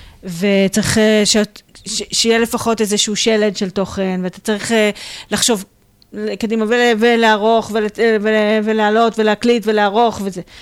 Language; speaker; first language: Hebrew; native; Hebrew